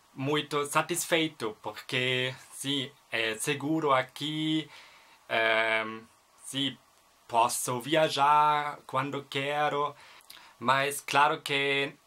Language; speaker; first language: Portuguese; non-native, fluent; German